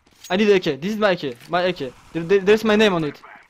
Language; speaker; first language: English; non-native, fluent; French